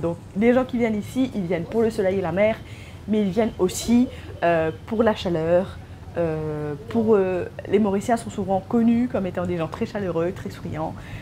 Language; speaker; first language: French; non-native, local second language; Morisyen